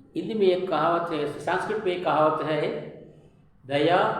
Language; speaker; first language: Hindi; non-native, local second language; Tamil